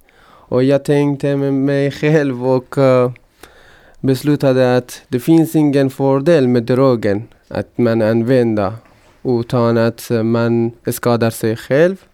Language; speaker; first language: Swedish; non-native, fluent; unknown